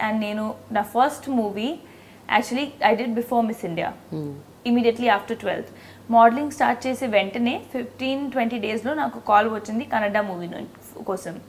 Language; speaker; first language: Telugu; non-native, local second language; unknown